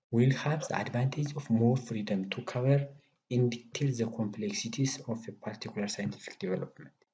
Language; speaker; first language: English; non-native, local second language; Amharic